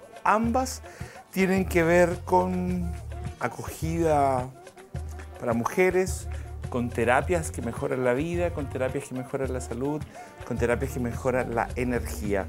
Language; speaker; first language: Spanish; native; Spanish